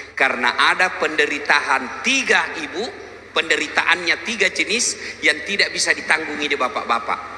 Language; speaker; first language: Indonesian; non-native, local second language; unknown